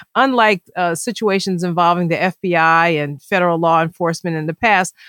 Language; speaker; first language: English; native; English